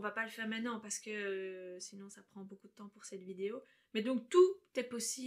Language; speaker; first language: French; native; French